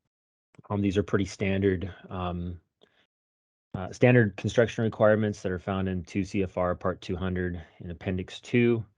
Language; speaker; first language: English; native; English